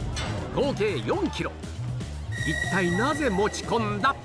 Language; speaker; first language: Japanese; native; Japanese